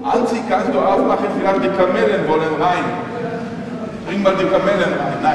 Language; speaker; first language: German; non-native, fluent; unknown